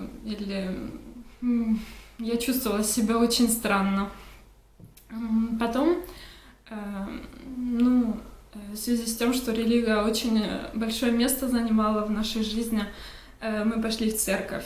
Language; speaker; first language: Russian; early bilingual, heritage; Russian